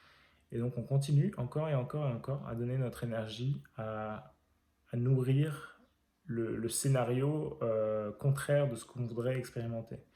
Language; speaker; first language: French; native; French